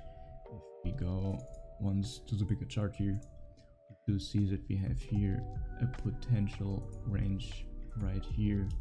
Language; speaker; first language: English; non-native, fluent; German